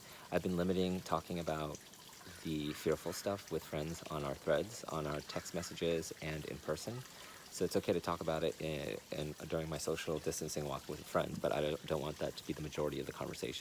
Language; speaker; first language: English; native; English